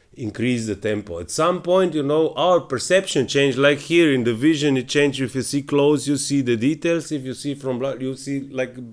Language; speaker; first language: English; non-native, fluent; Slovenian